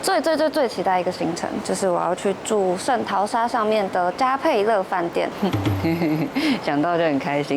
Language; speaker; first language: Chinese; native; Chinese